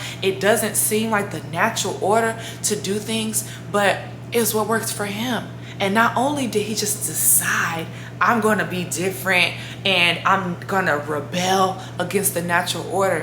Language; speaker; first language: English; native; English